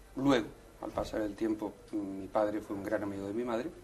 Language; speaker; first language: Spanish; native; Spanish